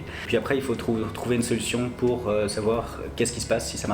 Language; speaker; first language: French; native; French